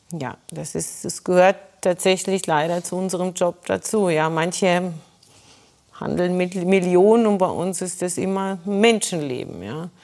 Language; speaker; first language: German; non-native, fluent; Russian